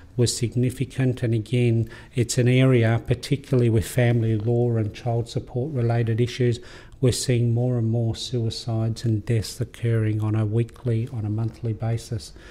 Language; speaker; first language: English; native; English